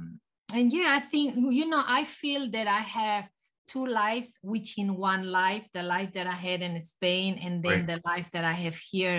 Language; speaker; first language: English; non-native, fluent; Spanish